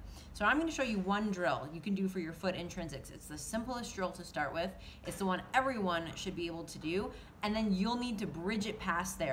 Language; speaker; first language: English; native; English